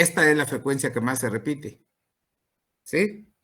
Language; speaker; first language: Spanish; native; Spanish